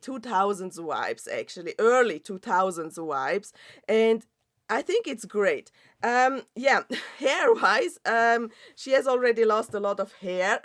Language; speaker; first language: English; non-native, fluent; German